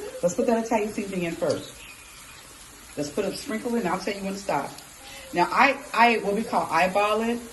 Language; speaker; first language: English; native; English